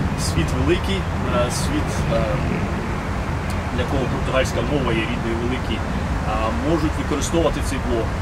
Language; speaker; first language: Ukrainian; native; Ukrainian